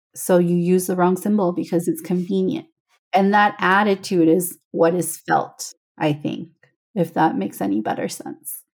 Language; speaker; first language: English; non-native, fluent; Spanish